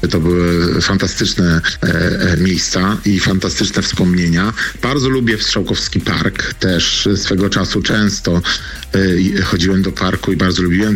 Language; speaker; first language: Polish; native; Polish